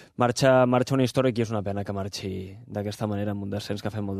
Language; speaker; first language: Catalan; native; Catalan